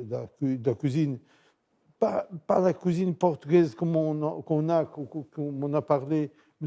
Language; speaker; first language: French; non-native, fluent; Portuguese